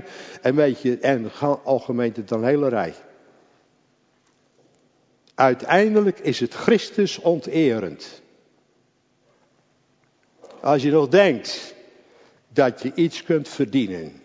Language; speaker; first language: Dutch; native; Dutch